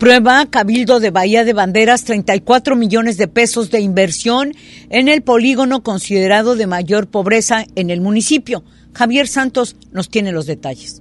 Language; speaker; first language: Spanish; native; Spanish